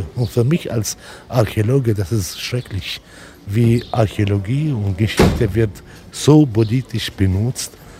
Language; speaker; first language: German; non-native, fluent; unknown